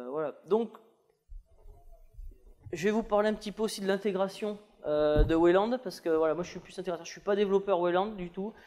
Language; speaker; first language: French; native; French